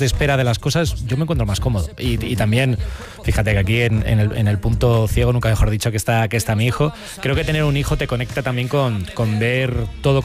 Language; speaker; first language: Spanish; native; Spanish